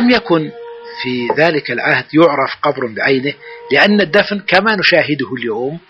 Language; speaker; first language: Arabic; native; Arabic